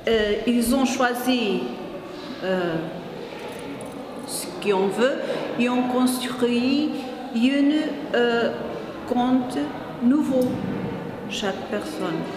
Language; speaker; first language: French; non-native, learner; Portuguese